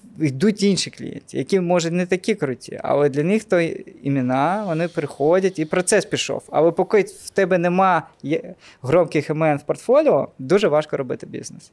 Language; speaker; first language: Ukrainian; non-native, local second language; Russian